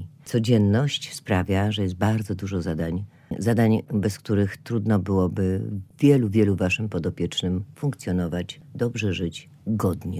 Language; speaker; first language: Polish; native; Polish